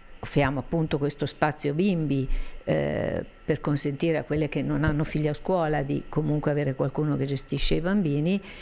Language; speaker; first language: Italian; native; Italian